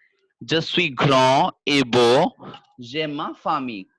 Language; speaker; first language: French; non-native, fluent; Hindi